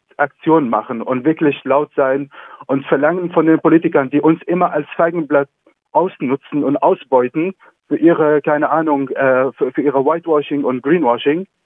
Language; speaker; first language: German; non-native, fluent; Arabic